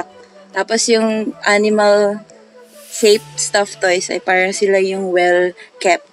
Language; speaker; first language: Filipino; non-native, local second language; Cebuano